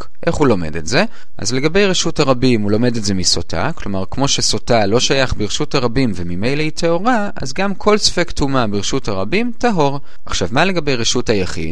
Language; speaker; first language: Hebrew; native; Hebrew